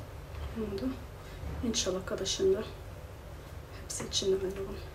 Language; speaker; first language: Turkish; non-native, fluent; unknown